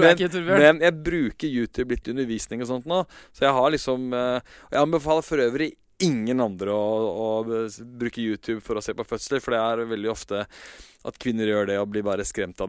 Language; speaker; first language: Norwegian; native; Norwegian